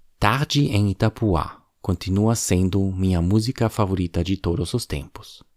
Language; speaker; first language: Portuguese; non-native, fluent; German